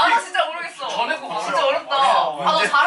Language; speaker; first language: Korean; native; Korean